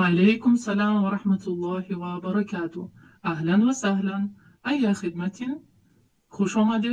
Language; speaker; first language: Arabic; non-native, learner; Tajik